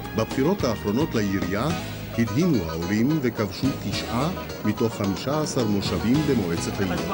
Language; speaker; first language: Hebrew; native; Hebrew